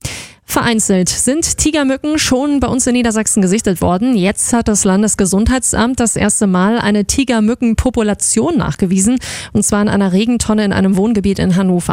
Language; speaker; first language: German; native; German